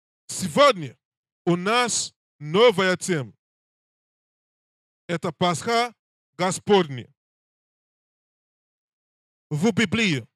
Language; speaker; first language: Russian; non-native, learner; English